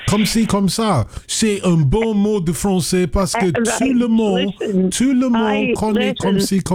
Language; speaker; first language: French; non-native, learner; English